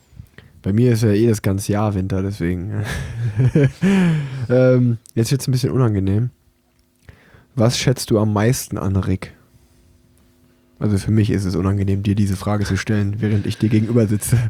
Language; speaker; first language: German; native; German